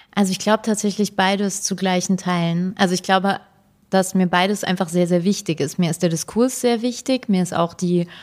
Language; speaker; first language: German; native; German